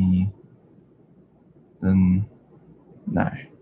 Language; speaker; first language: Korean; non-native, learner; English